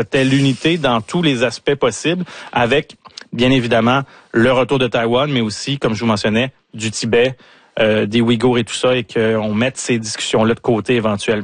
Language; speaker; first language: French; native; French